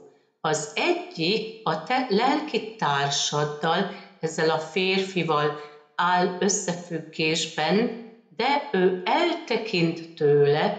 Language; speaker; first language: Hungarian; native; Hungarian